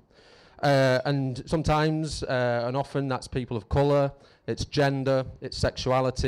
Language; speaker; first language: English; native; English